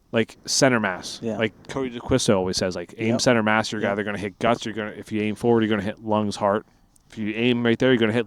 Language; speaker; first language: English; native; English